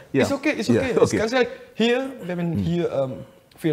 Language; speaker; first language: German; non-native, fluent; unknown